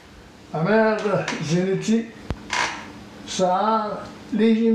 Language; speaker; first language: French; native; French